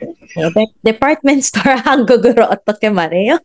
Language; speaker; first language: Korean; non-native, fluent; Filipino